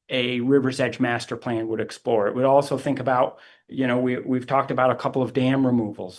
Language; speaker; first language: English; native; English